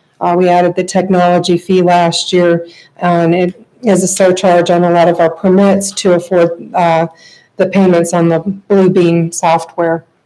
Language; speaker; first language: English; native; English